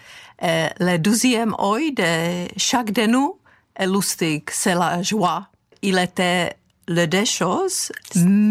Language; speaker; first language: French; non-native, fluent; Czech